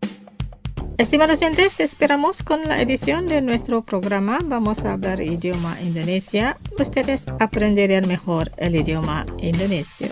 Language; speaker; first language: Spanish; non-native, fluent; Indonesian